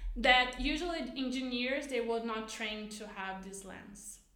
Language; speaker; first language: English; non-native, fluent; Portuguese